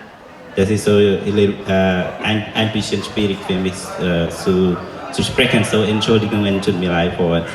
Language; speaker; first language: German; non-native, learner; Khmer